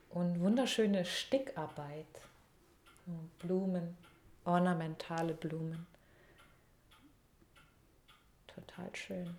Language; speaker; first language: German; native; German